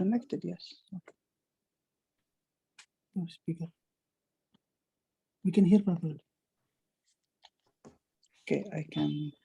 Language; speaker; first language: English; non-native, fluent; Arabic